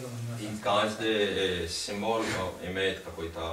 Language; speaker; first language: Russian; non-native, learner; Hindi